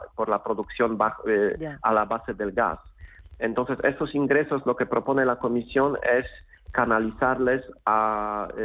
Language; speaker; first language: Spanish; non-native, fluent; Polish